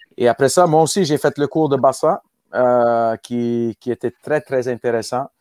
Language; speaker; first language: French; native; French